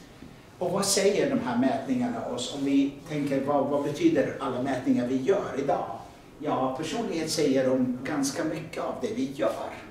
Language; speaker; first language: Swedish; non-native, fluent; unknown